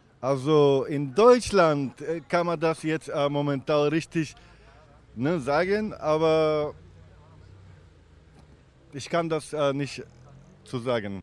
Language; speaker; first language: German; non-native, learner; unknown